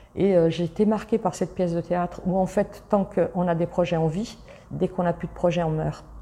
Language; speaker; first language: French; early bilingual, other home language; Italian